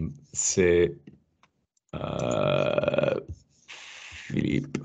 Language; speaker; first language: French; non-native, learner; English